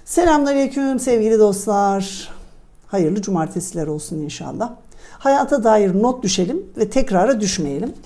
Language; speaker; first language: Turkish; native; Turkish